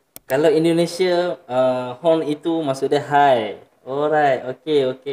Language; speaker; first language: Malay; native; Malay